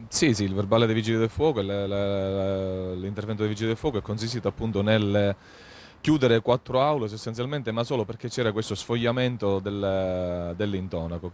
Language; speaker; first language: Italian; native; Italian